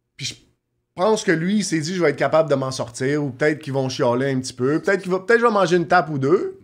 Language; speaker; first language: French; native; French